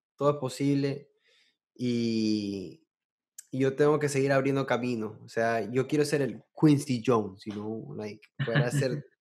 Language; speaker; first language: Spanish; early bilingual, heritage; Spanish